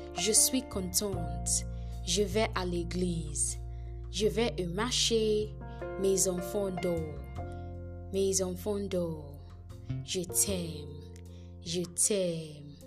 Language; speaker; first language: French; non-native, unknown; Yoruba